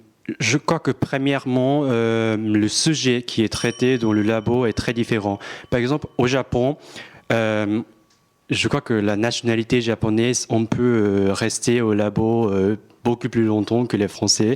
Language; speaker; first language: French; non-native, fluent; Japanese